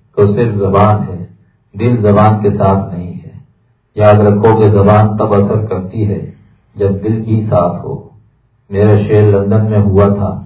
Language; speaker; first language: Urdu; native; Urdu